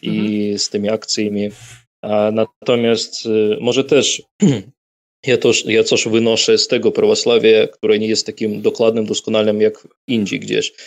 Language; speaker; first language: Polish; non-native, fluent; Russian